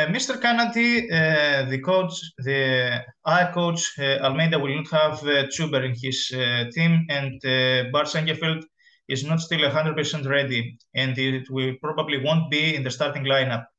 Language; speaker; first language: English; non-native, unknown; Greek